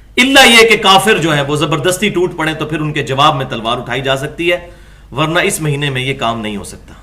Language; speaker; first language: Urdu; non-native, local second language; Punjabi